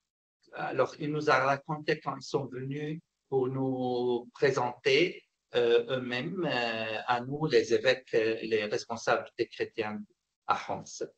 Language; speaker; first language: French; non-native, fluent; Arabic